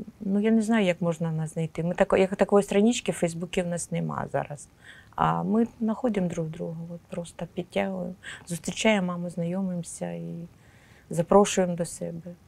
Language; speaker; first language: Ukrainian; non-native, local second language; Russian